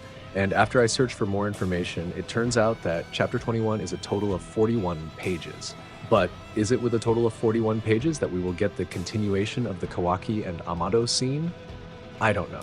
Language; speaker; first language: English; non-native, fluent; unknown